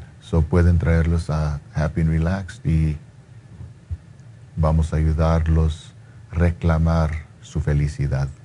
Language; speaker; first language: Spanish; early bilingual, heritage; Spanish